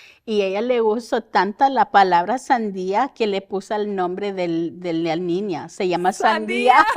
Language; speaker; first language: Spanish; early bilingual, heritage; Spanish